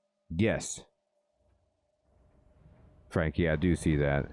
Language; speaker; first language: English; native; English